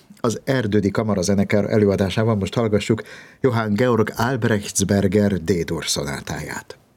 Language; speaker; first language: Hungarian; native; Hungarian